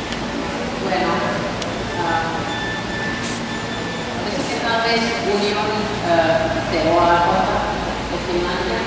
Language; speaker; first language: Spanish; non-native, learner; Finnish